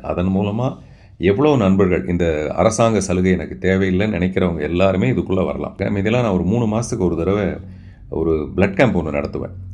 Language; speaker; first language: Tamil; non-native, local second language; Telugu